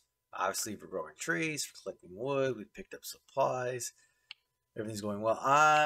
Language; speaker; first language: English; native; English